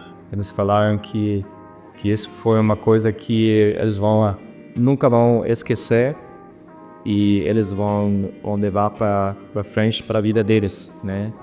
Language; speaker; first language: Portuguese; non-native, fluent; German